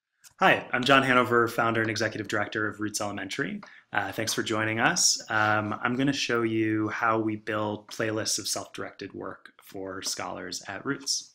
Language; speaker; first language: English; native; English